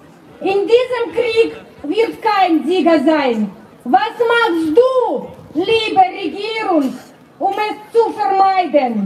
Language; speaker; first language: German; non-native, fluent; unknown